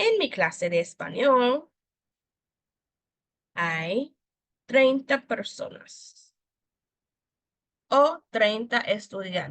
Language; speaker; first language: Spanish; non-native, fluent; English